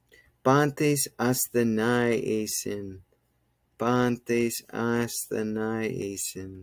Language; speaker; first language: Greek; non-native, fluent; English